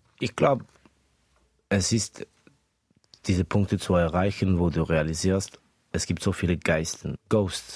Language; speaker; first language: German; early bilingual, other home language; Estonian